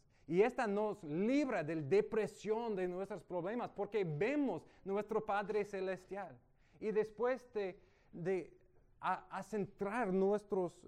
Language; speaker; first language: Spanish; non-native, fluent; English